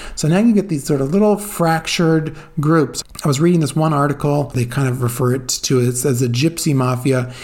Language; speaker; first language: English; native; English